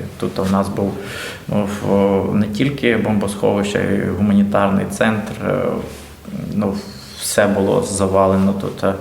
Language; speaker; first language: Ukrainian; native; Ukrainian